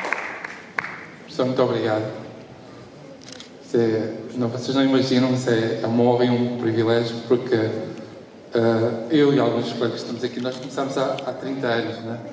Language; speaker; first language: Portuguese; native; Portuguese